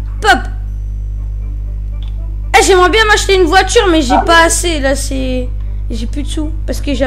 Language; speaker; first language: French; native; French